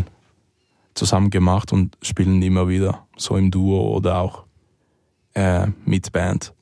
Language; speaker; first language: German; early bilingual, other home language; Spanish